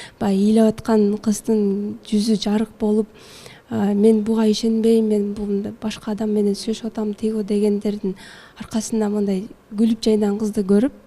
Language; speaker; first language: Kyrgyz; native; Kyrgyz